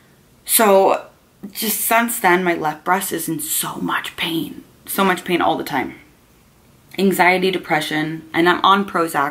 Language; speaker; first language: English; native; English